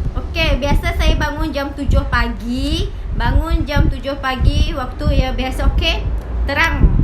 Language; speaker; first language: Malay; native; Malay